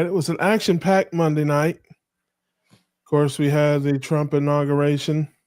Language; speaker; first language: English; native; English